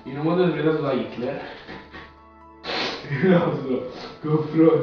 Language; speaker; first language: Italian; native; Italian